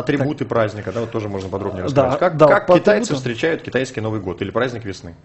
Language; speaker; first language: Russian; native; Russian